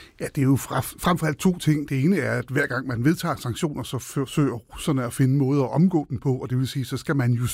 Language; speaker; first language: Danish; native; Danish